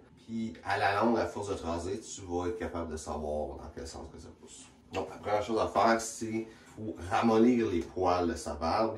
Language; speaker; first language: French; native; French